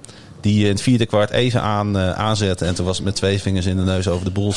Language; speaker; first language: Dutch; native; Dutch